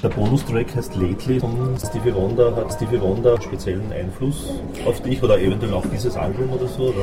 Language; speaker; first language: German; native; German